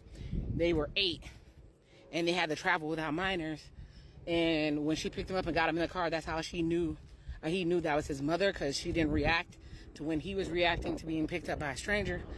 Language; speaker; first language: English; native; English